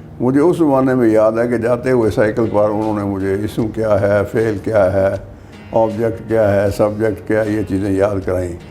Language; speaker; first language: Urdu; non-native, local second language; Punjabi